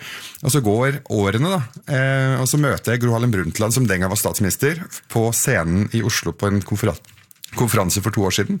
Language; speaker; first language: Norwegian; early bilingual, other home language; Arabic